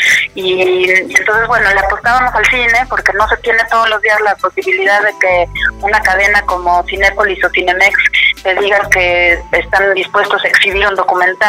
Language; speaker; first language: Spanish; native; Spanish